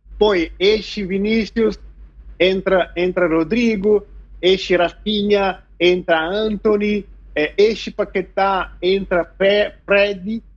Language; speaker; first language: Italian; non-native, fluent; Portuguese